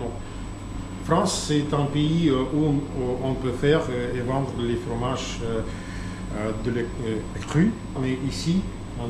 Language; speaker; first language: French; non-native, learner; Russian